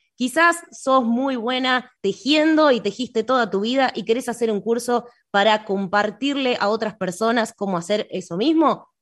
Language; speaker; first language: Spanish; native; Spanish